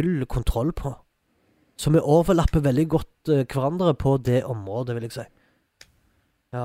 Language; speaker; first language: Norwegian; early bilingual, other home language; Arabic